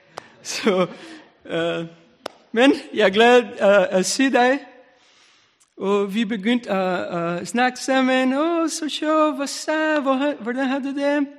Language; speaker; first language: Danish; non-native, learner; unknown